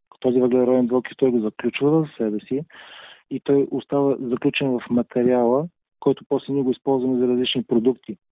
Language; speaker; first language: Bulgarian; native; Bulgarian